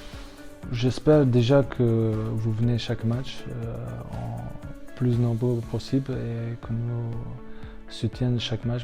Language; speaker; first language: French; non-native, fluent; Slovenian